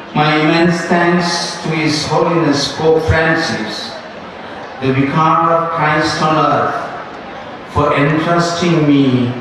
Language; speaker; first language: English; non-native, local second language; Tamil